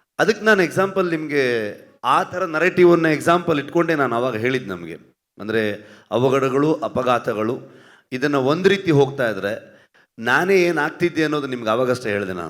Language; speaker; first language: Kannada; native; Kannada